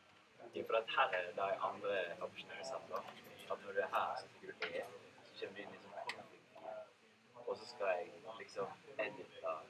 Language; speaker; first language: Norwegian; native; Norwegian